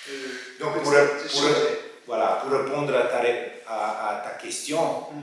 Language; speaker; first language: French; non-native, fluent; Italian